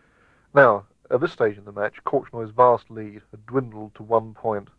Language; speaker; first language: English; native; English